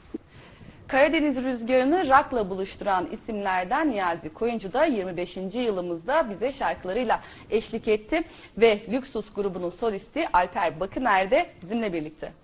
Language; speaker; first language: Turkish; native; Turkish